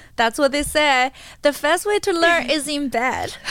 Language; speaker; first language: English; non-native, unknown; Chinese